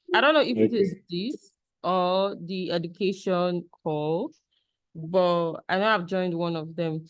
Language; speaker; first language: English; non-native, local second language; Yoruba